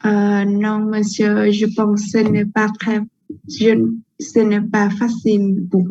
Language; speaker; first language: French; non-native, learner; Vietnamese